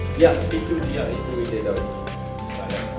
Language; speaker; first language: Indonesian; non-native, learner; English